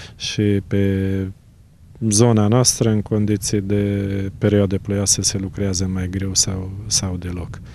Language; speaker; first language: Romanian; non-native, local second language; Hungarian